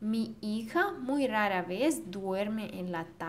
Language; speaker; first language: Spanish; non-native, fluent; Russian